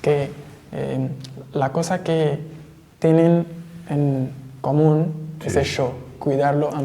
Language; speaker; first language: Catalan; non-native, fluent; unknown